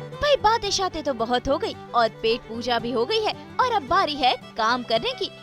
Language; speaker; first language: Hindi; native; Hindi